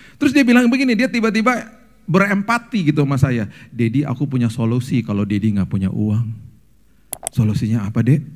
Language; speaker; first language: Indonesian; native; Indonesian